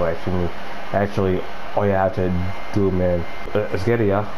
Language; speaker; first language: English; native; English